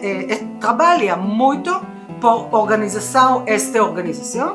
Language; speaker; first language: Portuguese; non-native, learner; Spanish